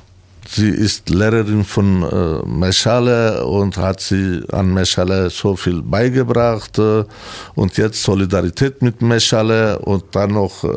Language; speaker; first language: German; non-native, learner; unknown